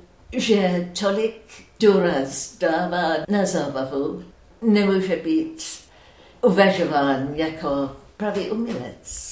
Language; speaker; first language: Czech; non-native, fluent; English